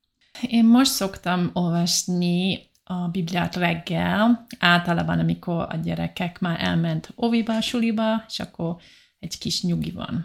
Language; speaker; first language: Hungarian; non-native, learner; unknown